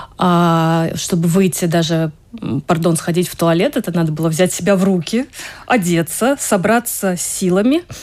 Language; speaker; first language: Russian; native; Russian